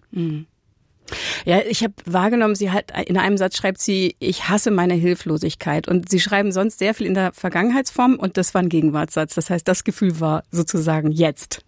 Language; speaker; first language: German; native; German